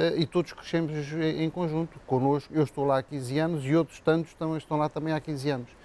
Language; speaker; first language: Portuguese; native; Portuguese